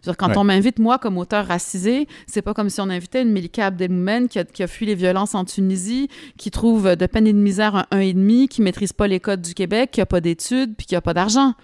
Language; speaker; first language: French; native; French